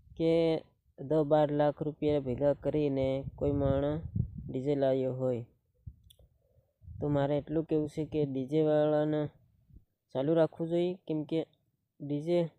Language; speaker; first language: Gujarati; non-native, local second language; Bhili